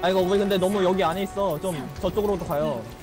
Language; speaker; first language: Korean; native; Korean